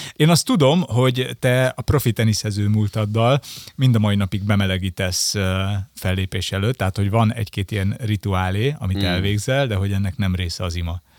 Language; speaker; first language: Hungarian; native; Hungarian